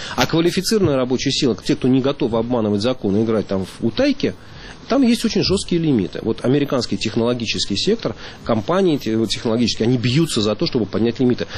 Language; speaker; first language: Russian; native; Russian